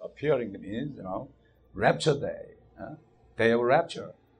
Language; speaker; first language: English; non-native, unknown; Korean